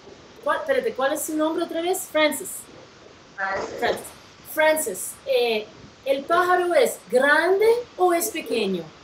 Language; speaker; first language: Spanish; non-native, fluent; English